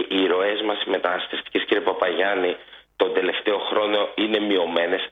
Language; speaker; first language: Greek; native; Greek